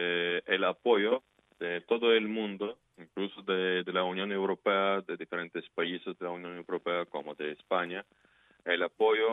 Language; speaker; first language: Spanish; non-native, fluent; Ukrainian